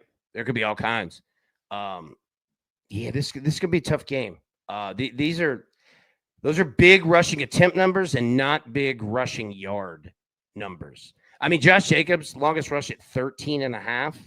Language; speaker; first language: English; native; English